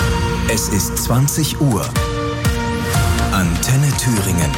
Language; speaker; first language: German; native; German